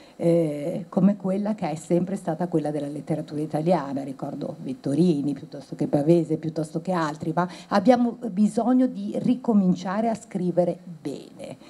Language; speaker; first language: Italian; early bilingual, other home language; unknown